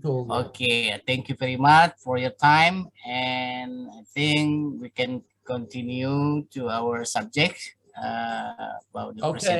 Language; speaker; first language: English; non-native, fluent; Indonesian